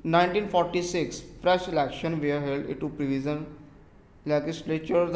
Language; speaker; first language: English; non-native, local second language; Punjabi